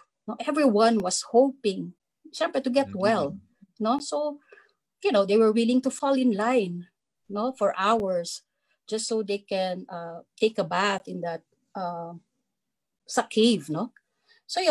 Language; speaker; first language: English; non-native, local second language; Filipino